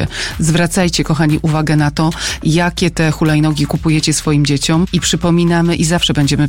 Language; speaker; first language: Polish; native; Polish